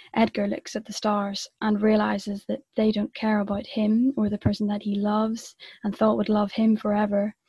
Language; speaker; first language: English; native; English